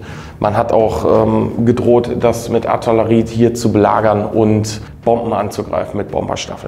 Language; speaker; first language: German; native; German